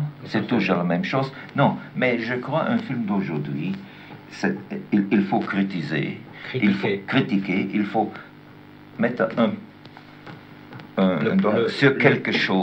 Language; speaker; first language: French; non-native, learner; German